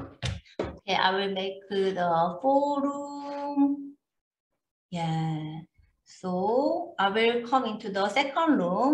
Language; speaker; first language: English; non-native, learner; Korean